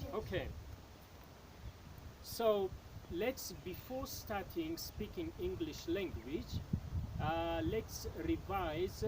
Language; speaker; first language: English; non-native, fluent; Tajik